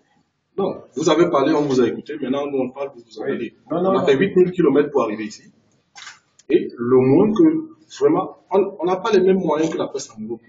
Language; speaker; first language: French; native; French